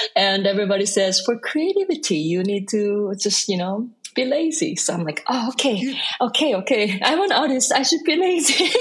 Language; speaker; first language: English; non-native, fluent; Korean